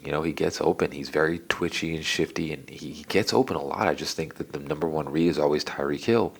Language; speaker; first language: English; native; English